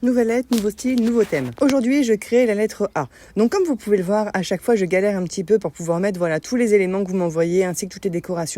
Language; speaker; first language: French; native; French